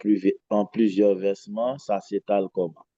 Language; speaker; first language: French; non-native, local second language; Haitian Creole